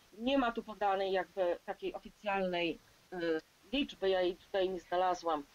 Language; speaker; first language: Polish; native; Polish